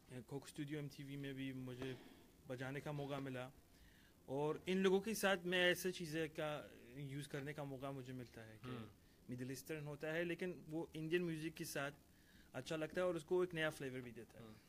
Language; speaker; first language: Hindi; non-native, fluent; Persian